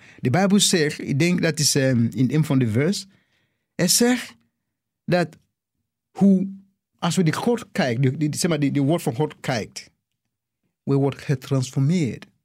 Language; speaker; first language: Dutch; non-native, fluent; English